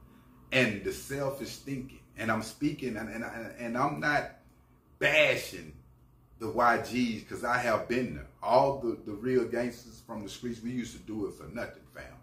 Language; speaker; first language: English; native; English